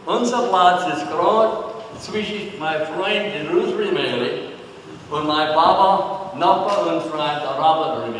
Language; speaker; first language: German; early bilingual, heritage; English